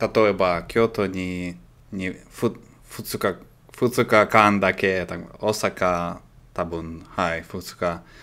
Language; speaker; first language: Japanese; non-native, learner; Russian